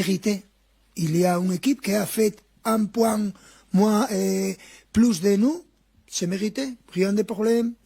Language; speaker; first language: French; non-native, fluent; Spanish